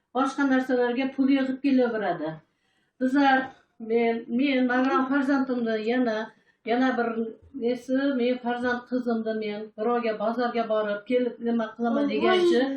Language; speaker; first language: Uzbek; non-native, local second language; Kara-Kalpak